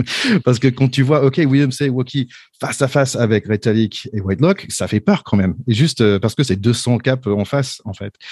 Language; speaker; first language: French; non-native, fluent; English